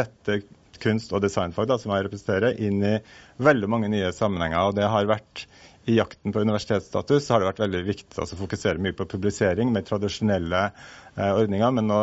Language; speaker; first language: Norwegian; native; Norwegian